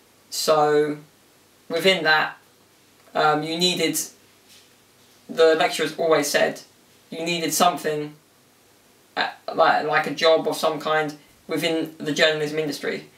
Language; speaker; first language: English; early bilingual, other home language; Italian